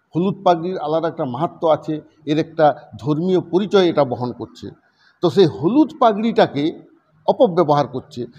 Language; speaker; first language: Bangla; non-native, local second language; Santali